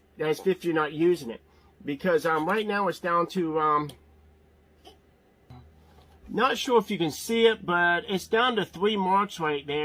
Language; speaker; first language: English; native; English